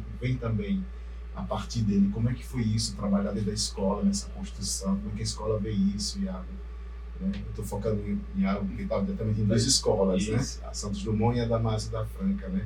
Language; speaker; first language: Portuguese; native; Portuguese